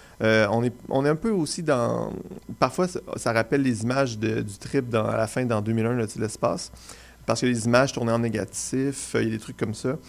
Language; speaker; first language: French; native; French